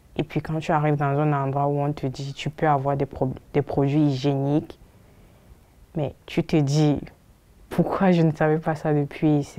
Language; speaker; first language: French; native; French